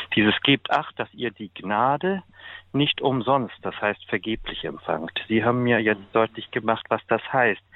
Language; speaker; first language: German; native; German